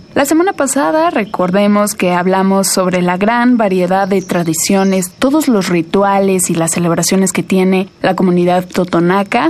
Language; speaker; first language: Spanish; native; Spanish